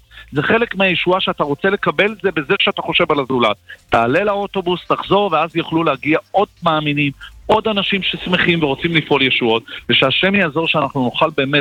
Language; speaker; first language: Hebrew; native; Hebrew